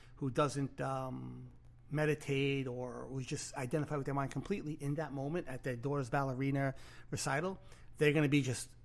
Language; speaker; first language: English; native; English